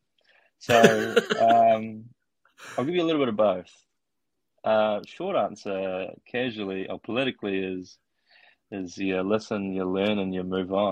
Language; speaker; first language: English; native; English